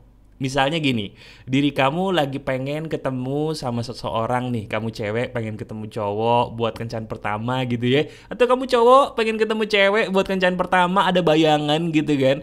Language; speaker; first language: Indonesian; native; Indonesian